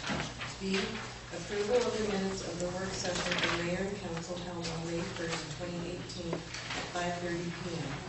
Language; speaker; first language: English; native; English